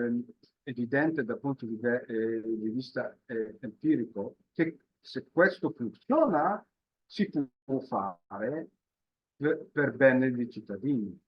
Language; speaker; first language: Italian; non-native, fluent; Polish